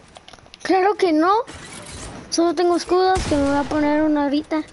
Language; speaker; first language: Spanish; native; Spanish